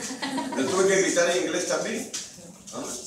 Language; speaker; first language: Spanish; native; Spanish